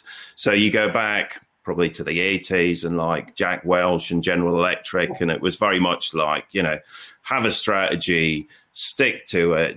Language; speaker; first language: English; native; English